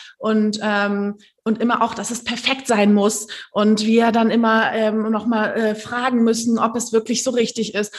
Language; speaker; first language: German; early bilingual, other home language; Turkish